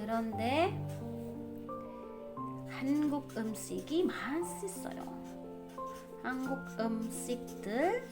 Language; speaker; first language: Korean; non-native, fluent; Indonesian